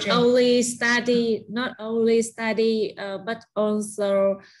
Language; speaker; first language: English; non-native, learner; Vietnamese